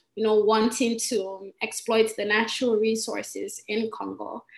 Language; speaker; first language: English; non-native, local second language; Igbo